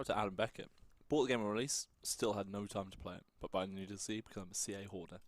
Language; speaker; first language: English; native; English